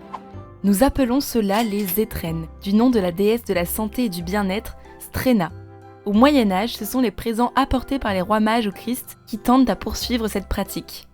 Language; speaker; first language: French; native; French